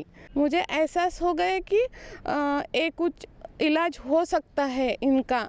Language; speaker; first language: Hindi; non-native, local second language; Marathi